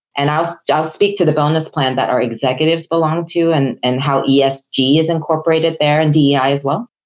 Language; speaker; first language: English; non-native, local second language; Chinese